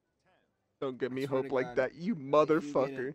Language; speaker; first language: English; native; English